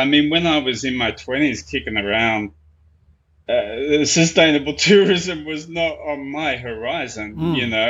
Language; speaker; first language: English; native; English